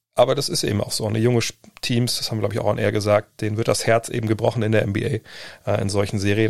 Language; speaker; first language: German; native; German